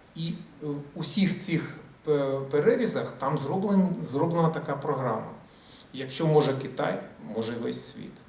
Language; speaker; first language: Ukrainian; early bilingual, other home language; Russian